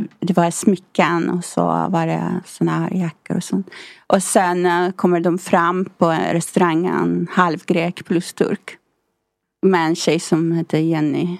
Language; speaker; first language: Swedish; non-native, fluent; Persian